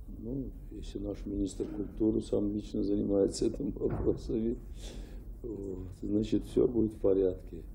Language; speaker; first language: Russian; non-native, local second language; Azerbaijani